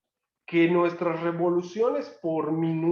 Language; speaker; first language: Spanish; native; Spanish